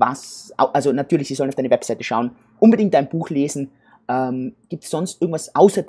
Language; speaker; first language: German; native; German